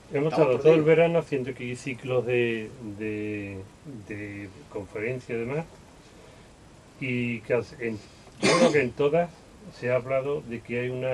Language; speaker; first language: Spanish; native; Spanish